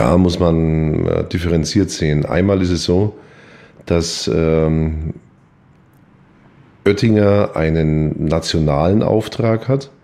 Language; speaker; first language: German; native; German